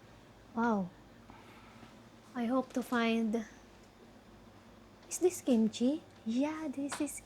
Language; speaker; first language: English; non-native, local second language; Filipino